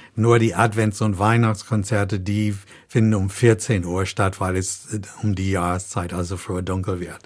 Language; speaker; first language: German; non-native, fluent; English